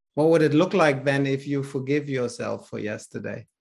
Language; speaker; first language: English; non-native, fluent; German